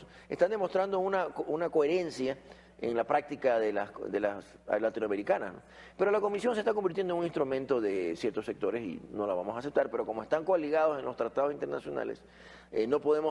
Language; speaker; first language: Spanish; native; Spanish